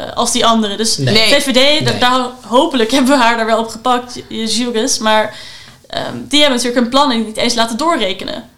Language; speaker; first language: Dutch; native; Dutch